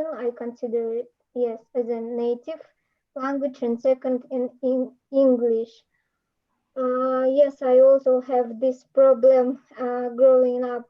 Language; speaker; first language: English; non-native, learner; Russian